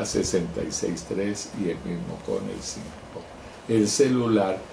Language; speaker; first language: Spanish; native; Spanish